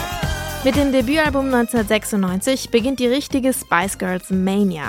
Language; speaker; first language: German; early bilingual, other home language; English